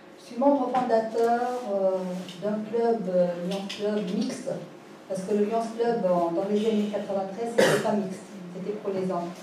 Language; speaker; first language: French; non-native, local second language; Arabic